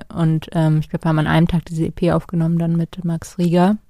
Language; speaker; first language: German; native; German